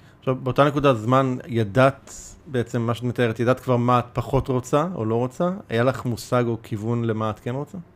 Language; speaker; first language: Hebrew; native; Hebrew